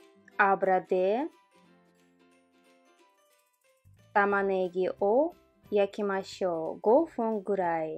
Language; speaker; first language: Japanese; non-native, learner; Russian